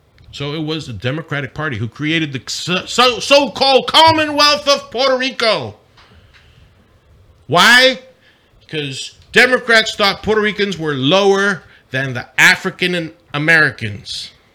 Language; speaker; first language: English; non-native, local second language; Spanish